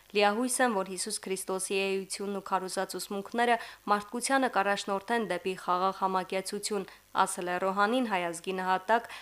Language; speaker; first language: Armenian; native; Armenian